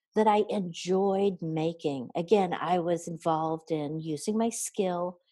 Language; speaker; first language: English; native; English